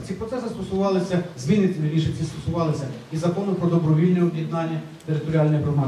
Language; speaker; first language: Ukrainian; native; Ukrainian